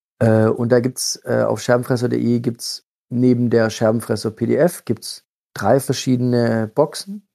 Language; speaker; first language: German; early bilingual, other home language; Italian